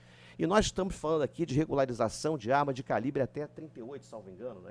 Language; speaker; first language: Portuguese; native; Portuguese